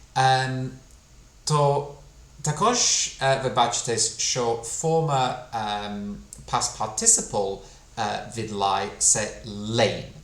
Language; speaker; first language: Ukrainian; non-native, fluent; English